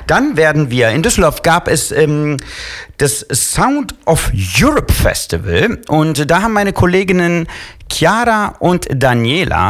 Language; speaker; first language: German; non-native, fluent; Italian